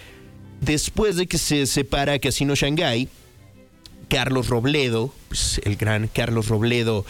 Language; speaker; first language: Spanish; native; Spanish